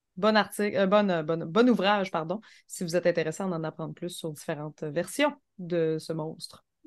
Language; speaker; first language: French; native; French